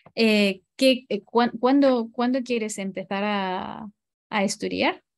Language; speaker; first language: Spanish; non-native, fluent; Japanese